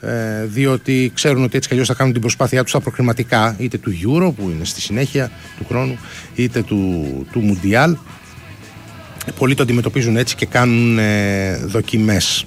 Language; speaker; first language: Greek; native; Greek